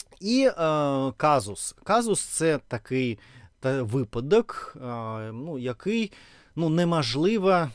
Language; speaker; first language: Ukrainian; non-native, local second language; Russian